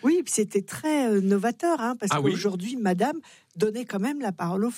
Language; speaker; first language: French; native; French